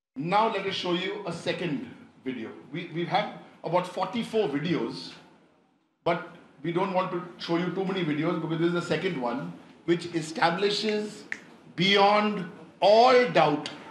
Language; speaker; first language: English; native; English